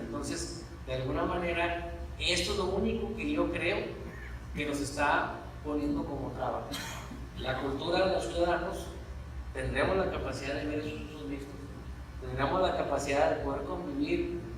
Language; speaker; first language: Spanish; native; Spanish